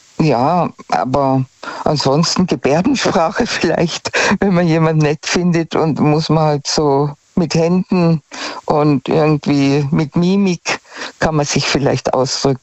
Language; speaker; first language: German; native; German